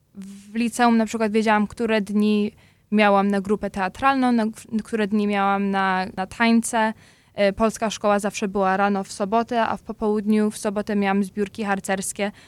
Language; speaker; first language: Polish; early bilingual, heritage; Polish